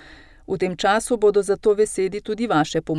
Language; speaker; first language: Slovenian; native; Slovenian